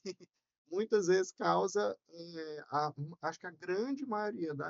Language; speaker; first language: Portuguese; native; Portuguese